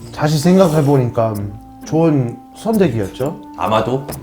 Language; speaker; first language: Korean; non-native, fluent; English